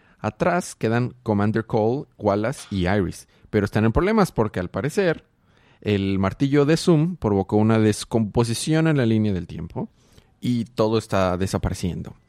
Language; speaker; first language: Spanish; native; Spanish